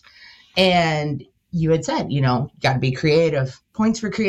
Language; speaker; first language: English; native; English